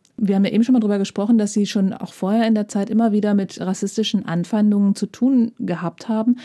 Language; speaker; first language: German; native; German